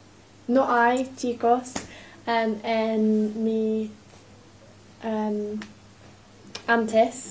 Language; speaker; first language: Spanish; non-native, learner; English